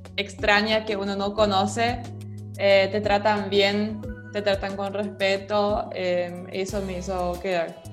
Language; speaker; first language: Spanish; non-native, fluent; German